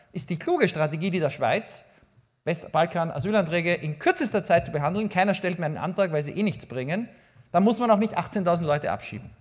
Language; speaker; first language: German; native; German